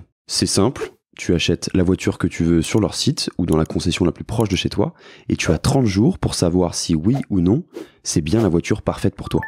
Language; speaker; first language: French; native; French